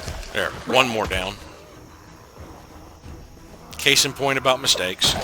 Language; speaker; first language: English; native; English